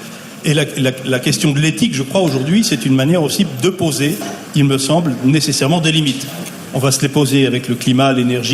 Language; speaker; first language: French; native; French